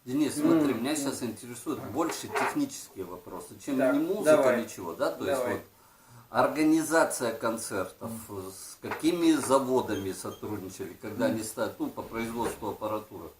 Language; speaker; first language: Russian; native; Russian